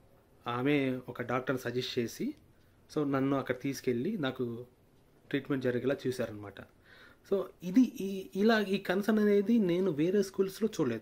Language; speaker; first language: Telugu; native; Telugu